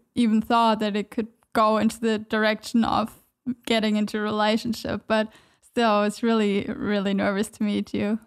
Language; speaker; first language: English; non-native, fluent; German